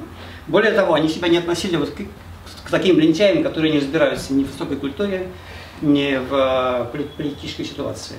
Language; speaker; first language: Russian; native; Russian